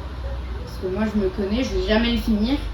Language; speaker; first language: French; native; French